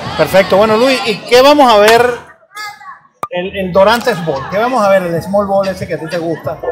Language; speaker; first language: Spanish; native; Spanish